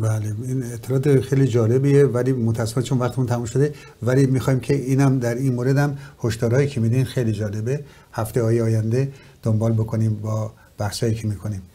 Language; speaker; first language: Persian; native; Persian